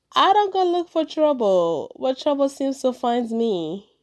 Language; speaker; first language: English; early bilingual, other home language; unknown